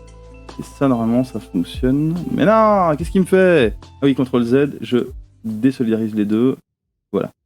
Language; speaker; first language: French; native; French